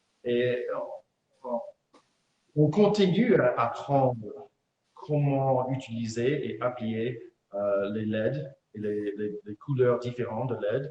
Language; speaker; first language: French; non-native, fluent; English